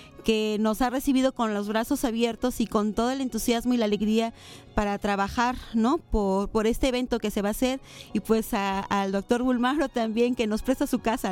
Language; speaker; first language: Spanish; native; Spanish